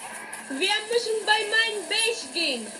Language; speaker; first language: German; non-native, learner; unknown